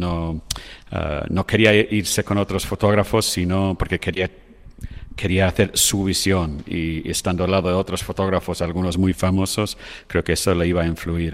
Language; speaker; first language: Spanish; non-native, fluent; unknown